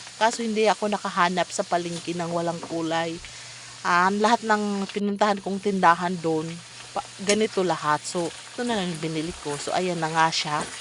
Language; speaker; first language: Filipino; non-native, local second language; Cebuano